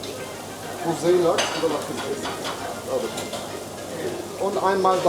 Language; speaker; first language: German; early bilingual, other home language; Turkish